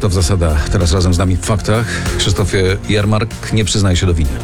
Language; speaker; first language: Polish; native; Polish